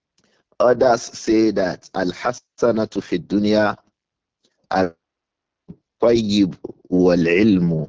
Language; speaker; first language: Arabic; non-native, fluent; Yoruba